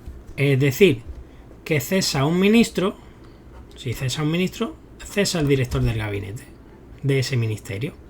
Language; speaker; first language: Spanish; native; Spanish